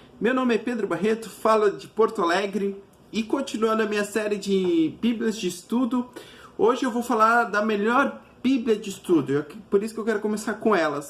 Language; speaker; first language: Portuguese; native; Portuguese